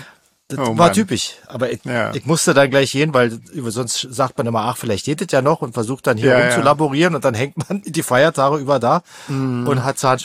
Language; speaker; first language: German; native; German